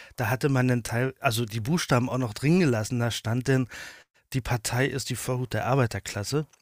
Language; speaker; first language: German; native; German